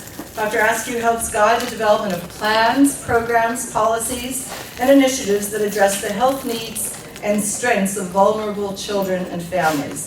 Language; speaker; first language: English; native; English